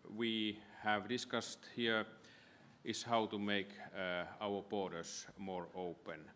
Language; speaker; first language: English; non-native, fluent; Finnish